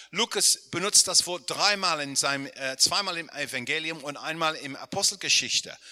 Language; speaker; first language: German; non-native, fluent; English